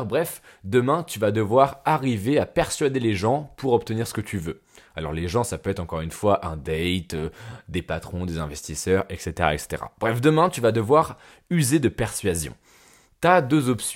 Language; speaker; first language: French; native; French